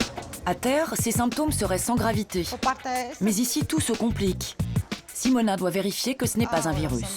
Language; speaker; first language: French; native; French